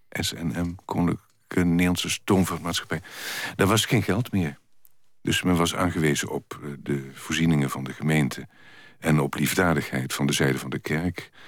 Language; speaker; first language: Dutch; native; Dutch